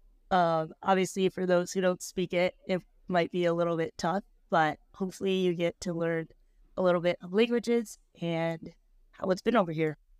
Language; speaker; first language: English; native; English